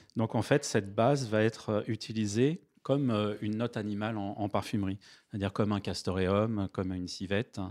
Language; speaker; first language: French; native; French